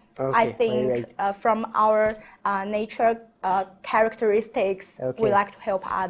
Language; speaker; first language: English; non-native, learner; Chinese